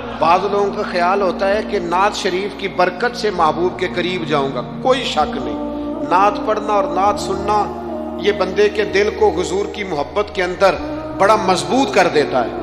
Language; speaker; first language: Urdu; non-native, local second language; Punjabi